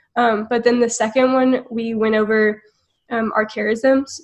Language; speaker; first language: English; native; English